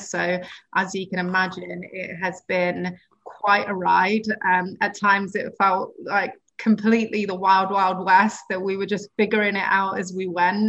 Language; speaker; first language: English; native; English